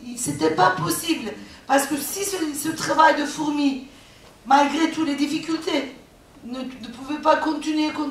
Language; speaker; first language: French; non-native, fluent; Turkish